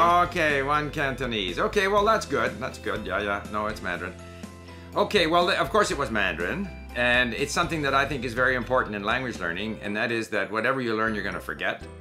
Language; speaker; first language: English; native; English